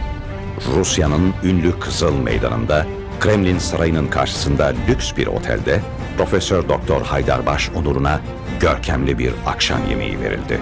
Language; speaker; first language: Turkish; native; Turkish